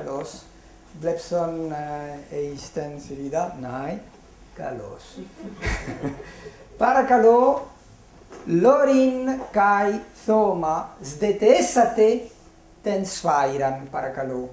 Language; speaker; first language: Greek; non-native, fluent; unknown